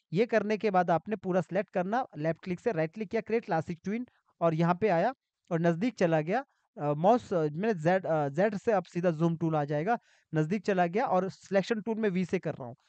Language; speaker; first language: Hindi; native; Hindi